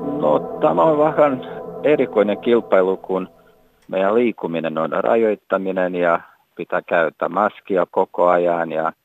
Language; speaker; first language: Finnish; non-native, fluent; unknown